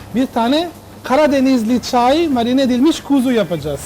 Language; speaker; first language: Turkish; non-native, learner; Italian